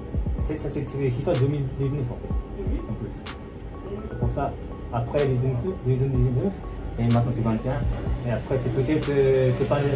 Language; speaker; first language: French; non-native, learner; Japanese